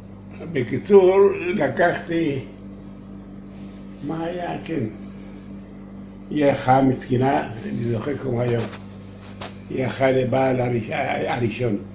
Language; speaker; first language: Hebrew; non-native, learner; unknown